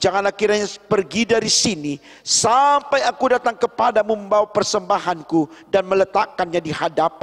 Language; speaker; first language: Indonesian; native; Indonesian